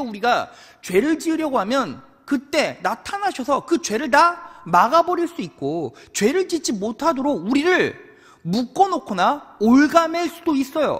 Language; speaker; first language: Korean; native; Korean